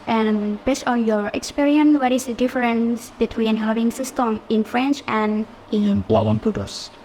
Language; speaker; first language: English; non-native, fluent; Indonesian